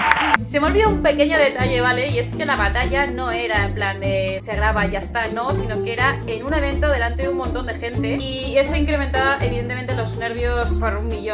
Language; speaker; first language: Spanish; native; Spanish